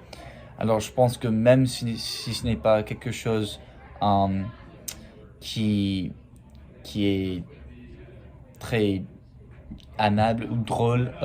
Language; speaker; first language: French; non-native, fluent; English